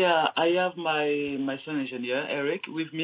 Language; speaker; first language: English; non-native, learner; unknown